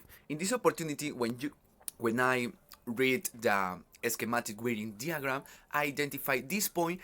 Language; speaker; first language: English; non-native, learner; Spanish